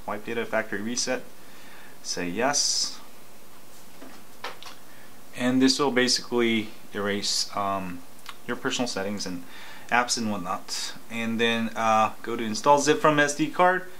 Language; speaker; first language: English; native; English